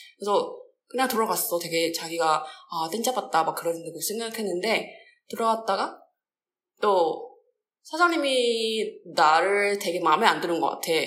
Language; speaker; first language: Korean; non-native, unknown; Chinese